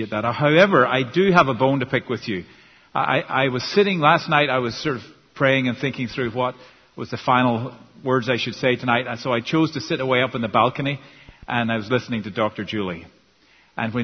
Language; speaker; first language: English; native; English